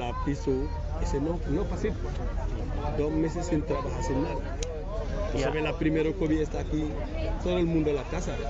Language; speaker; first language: Spanish; non-native, learner; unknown